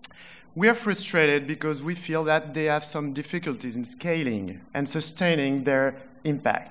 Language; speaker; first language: English; non-native, fluent; French